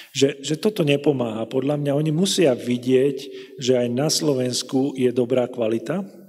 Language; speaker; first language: Slovak; non-native, local second language; Hungarian